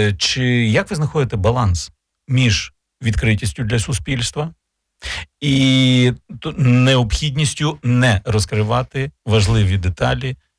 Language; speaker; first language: Ukrainian; native; Ukrainian